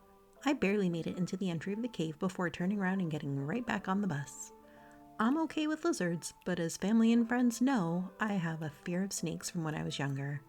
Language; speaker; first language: English; native; English